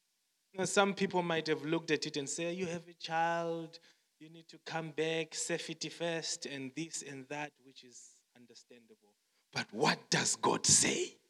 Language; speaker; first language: English; non-native, local second language; Shona